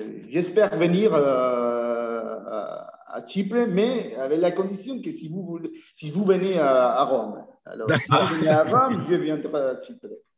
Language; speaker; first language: French; non-native, learner; Spanish